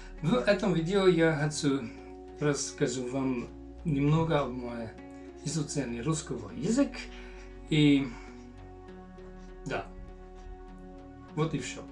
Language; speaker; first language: Russian; non-native, learner; Finnish